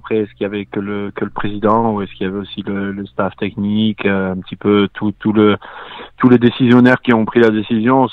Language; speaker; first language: French; native; French